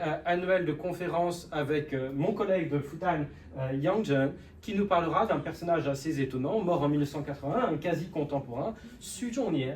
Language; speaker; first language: French; native; French